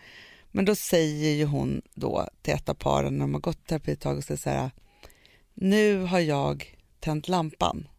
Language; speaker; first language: Swedish; native; Swedish